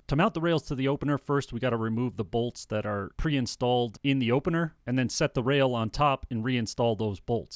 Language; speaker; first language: English; native; English